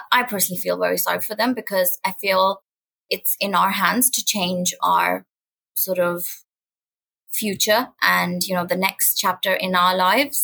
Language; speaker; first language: English; non-native, local second language; Urdu